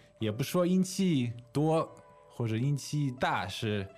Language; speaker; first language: Chinese; non-native, fluent; English